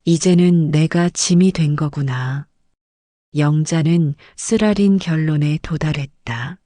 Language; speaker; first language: Korean; native; Korean